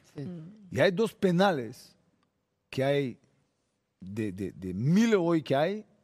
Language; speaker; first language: Spanish; non-native, fluent; Bulgarian